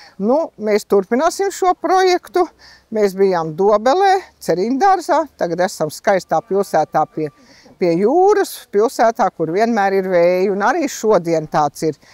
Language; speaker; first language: Latvian; native; Latvian